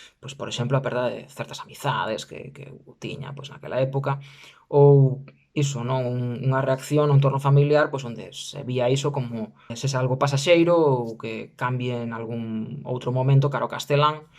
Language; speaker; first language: Galician; non-native, local second language; Spanish